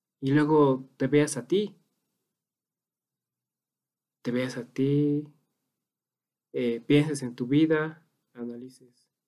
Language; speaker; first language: Spanish; native; Spanish